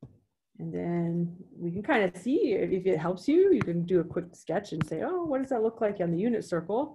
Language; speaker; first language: English; native; English